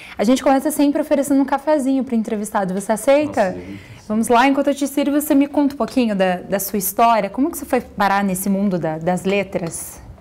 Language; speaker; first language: Portuguese; native; Portuguese